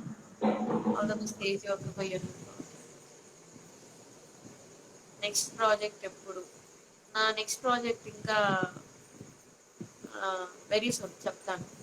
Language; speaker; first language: Telugu; native; Telugu